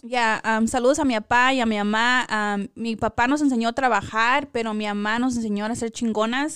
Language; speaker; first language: Spanish; early bilingual, other home language; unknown